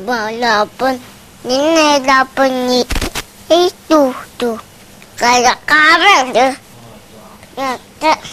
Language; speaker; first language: Indonesian; native; Indonesian